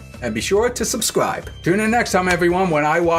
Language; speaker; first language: English; native; English